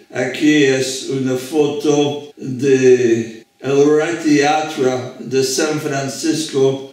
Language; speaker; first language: Spanish; non-native, fluent; French